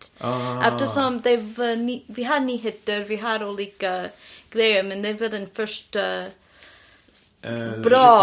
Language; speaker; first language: Swedish; non-native, learner; English